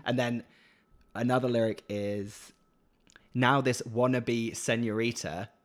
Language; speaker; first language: English; native; English